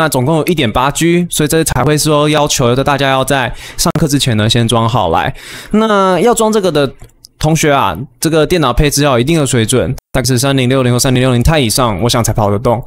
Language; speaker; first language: Chinese; native; Chinese